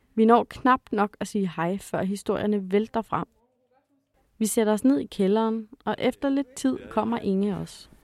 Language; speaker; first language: Danish; native; Danish